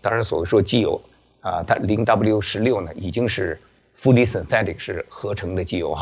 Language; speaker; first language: Chinese; native; Chinese